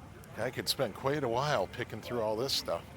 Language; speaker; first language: English; native; English